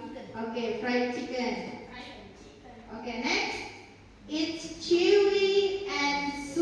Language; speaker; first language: English; non-native, learner; Indonesian